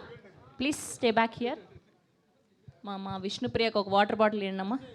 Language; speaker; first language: Telugu; native; Telugu